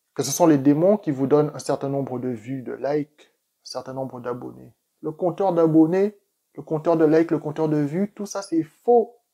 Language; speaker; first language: French; native; French